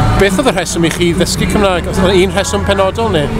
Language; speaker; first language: Welsh; native; Welsh